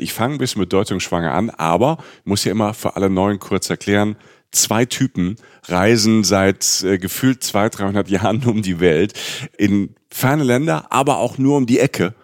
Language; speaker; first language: German; native; German